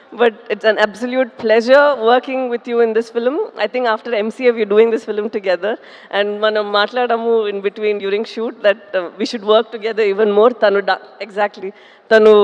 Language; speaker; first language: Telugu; non-native, fluent; Tamil